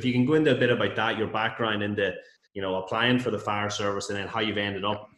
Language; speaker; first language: English; native; English